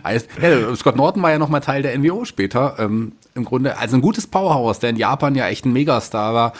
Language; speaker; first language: German; native; German